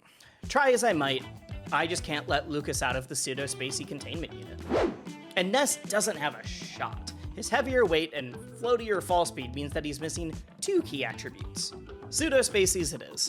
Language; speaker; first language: English; native; English